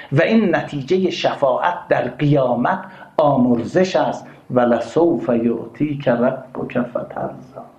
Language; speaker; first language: Persian; native; Persian